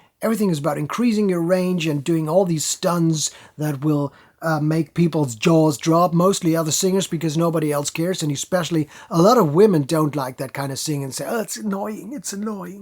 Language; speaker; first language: English; non-native, fluent; German